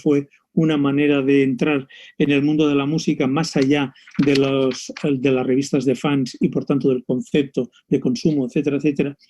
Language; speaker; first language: Spanish; native; Spanish